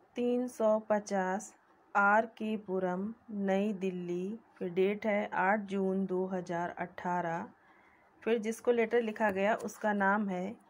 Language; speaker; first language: Hindi; native; Hindi